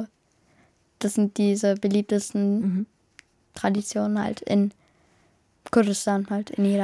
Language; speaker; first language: German; early bilingual, other home language; Kurdish